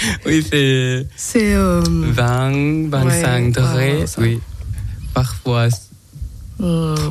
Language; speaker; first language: French; non-native, learner; Thai